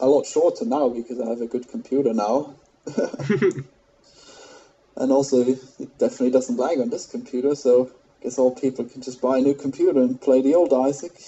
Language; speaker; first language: English; non-native, fluent; German